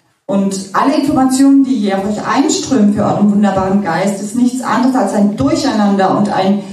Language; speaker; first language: German; native; German